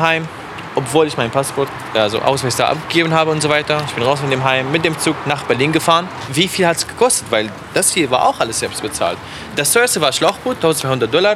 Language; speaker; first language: German; non-native, fluent; Arabic